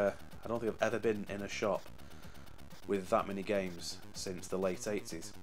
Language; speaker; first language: English; native; English